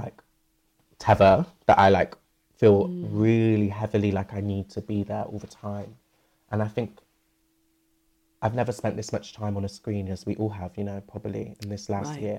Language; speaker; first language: English; native; English